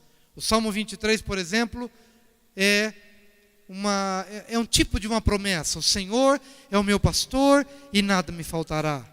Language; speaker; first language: Portuguese; native; Portuguese